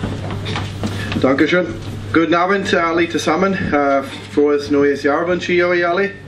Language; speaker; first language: German; non-native, fluent; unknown